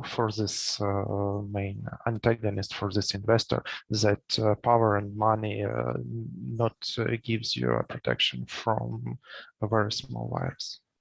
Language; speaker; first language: English; non-native, learner; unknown